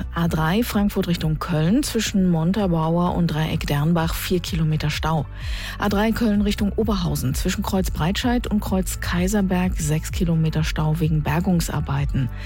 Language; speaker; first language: German; native; German